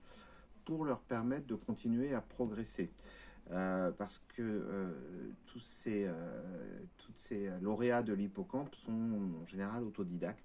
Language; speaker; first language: French; native; French